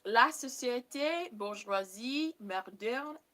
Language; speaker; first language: French; non-native, learner; English